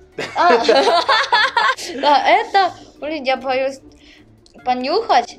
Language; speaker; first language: Russian; non-native, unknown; Korean